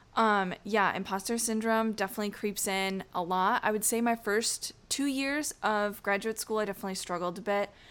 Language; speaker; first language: English; native; English